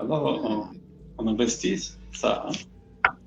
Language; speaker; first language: French; non-native, fluent; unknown